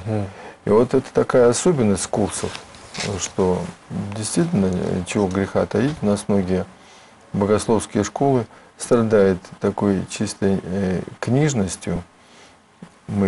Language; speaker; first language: Russian; native; Russian